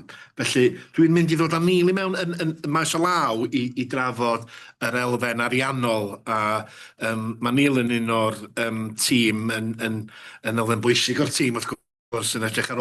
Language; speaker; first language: Welsh; native; Welsh